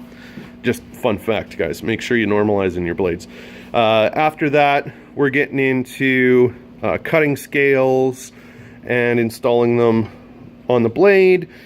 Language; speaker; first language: English; native; English